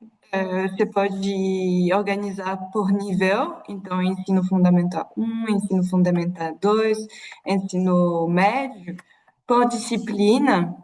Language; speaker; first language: Portuguese; non-native, fluent; French